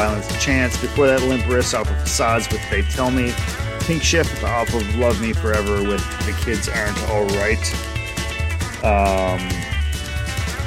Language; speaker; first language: English; native; English